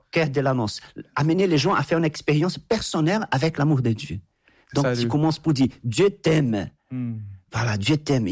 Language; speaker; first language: French; non-native, fluent; Portuguese